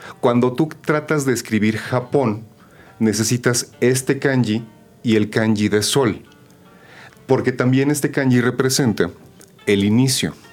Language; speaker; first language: Spanish; native; Spanish